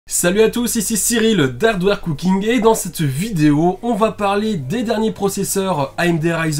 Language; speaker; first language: French; native; French